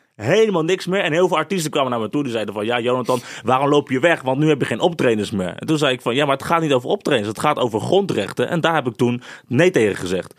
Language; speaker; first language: Dutch; native; Dutch